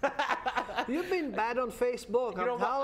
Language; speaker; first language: English; non-native, fluent; Portuguese